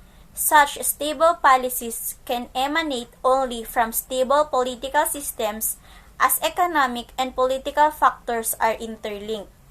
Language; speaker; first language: English; non-native, local second language; Filipino